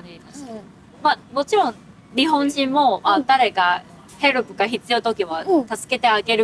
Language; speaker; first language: Japanese; non-native, fluent; Cantonese